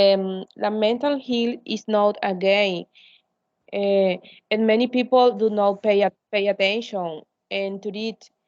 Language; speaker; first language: English; non-native, learner; Spanish